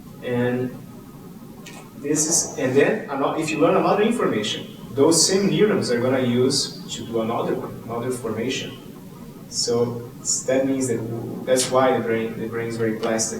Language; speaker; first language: English; non-native, fluent; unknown